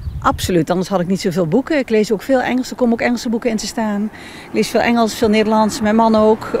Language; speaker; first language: Dutch; native; Dutch